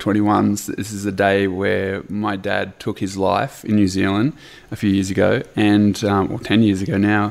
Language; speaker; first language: English; native; English